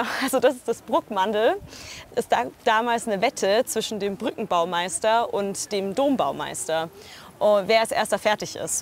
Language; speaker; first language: German; native; German